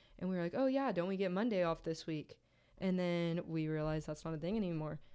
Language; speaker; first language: English; native; English